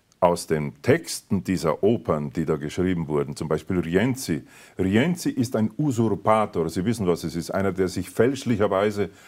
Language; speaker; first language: German; native; German